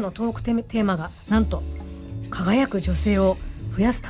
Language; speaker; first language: Japanese; native; Japanese